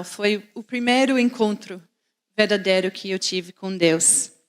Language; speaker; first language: Portuguese; non-native, fluent; English